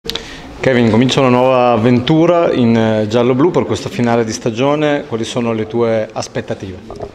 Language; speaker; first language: Italian; native; Italian